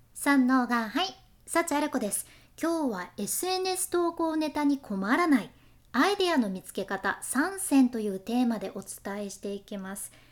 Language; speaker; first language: Japanese; native; Japanese